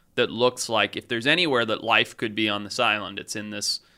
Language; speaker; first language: English; native; English